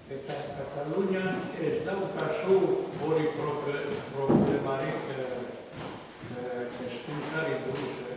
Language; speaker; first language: Basque; non-native, learner; Croatian